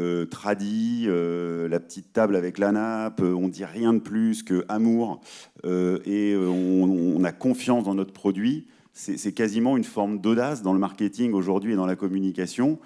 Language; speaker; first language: French; native; French